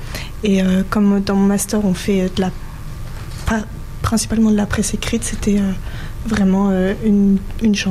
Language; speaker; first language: French; native; French